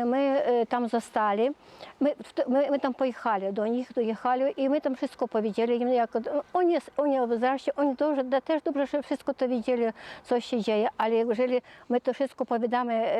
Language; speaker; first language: Polish; early bilingual, heritage; Polish